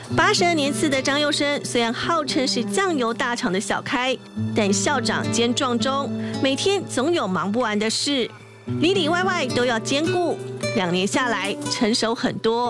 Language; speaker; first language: Chinese; native; Chinese